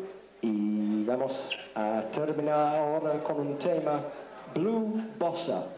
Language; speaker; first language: Spanish; non-native, learner; English